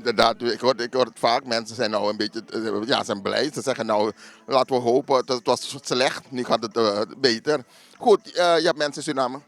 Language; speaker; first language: Dutch; native; Dutch